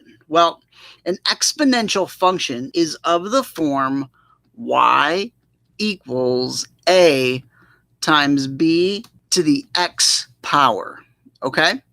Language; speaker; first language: English; native; English